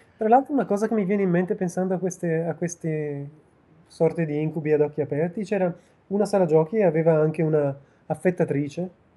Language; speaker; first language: Italian; native; Italian